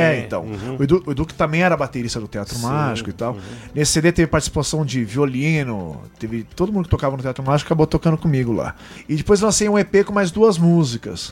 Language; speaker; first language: Portuguese; native; Portuguese